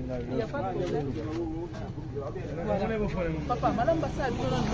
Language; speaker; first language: French; non-native, local second language; Lingala